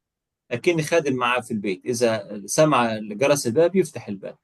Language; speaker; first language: Arabic; native; Arabic